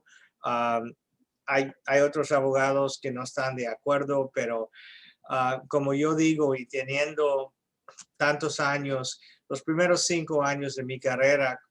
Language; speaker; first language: Spanish; early bilingual, heritage; English